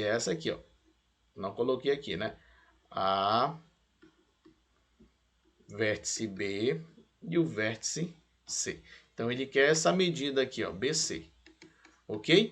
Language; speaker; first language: Portuguese; native; Portuguese